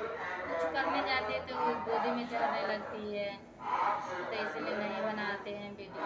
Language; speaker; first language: Hindi; non-native, local second language; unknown